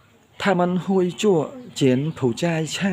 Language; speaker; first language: Chinese; non-native, learner; Khmer